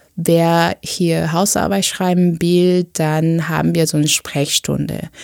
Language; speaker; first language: German; non-native, fluent; Korean